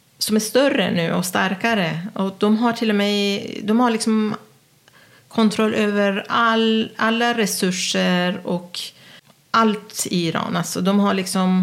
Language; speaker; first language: Swedish; non-native, fluent; Persian